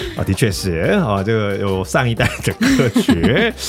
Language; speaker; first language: Chinese; non-native, fluent; Korean